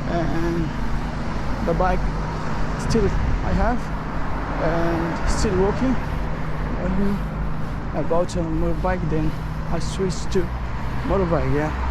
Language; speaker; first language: English; non-native, learner; Nepali